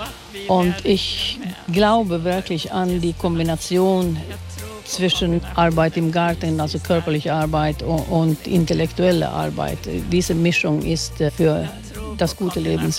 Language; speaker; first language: German; non-native, fluent; Swedish